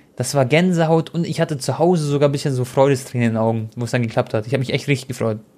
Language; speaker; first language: German; early bilingual, other home language; Croatian